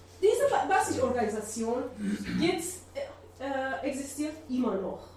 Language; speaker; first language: German; non-native, learner; Persian